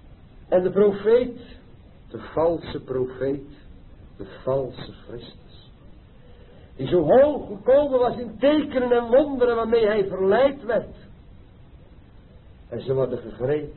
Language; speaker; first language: Dutch; native; Dutch